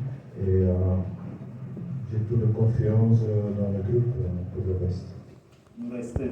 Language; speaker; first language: French; non-native, local second language; Dutch